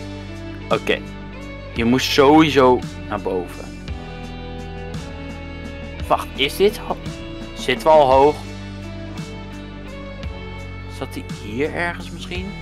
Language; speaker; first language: Dutch; native; Dutch